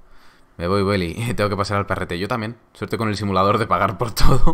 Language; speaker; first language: Spanish; native; Spanish